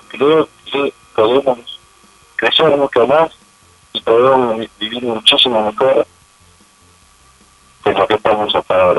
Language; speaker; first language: Spanish; native; Spanish